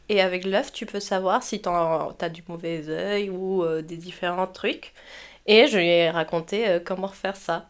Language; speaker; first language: French; early bilingual, heritage; Spanish